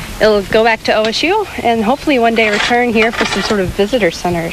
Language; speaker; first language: English; native; English